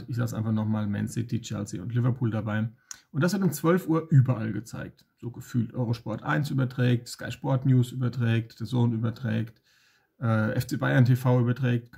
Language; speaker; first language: German; native; German